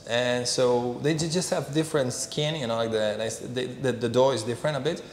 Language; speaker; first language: English; non-native, fluent; Polish